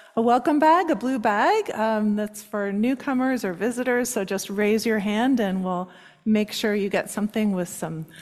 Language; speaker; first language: English; native; English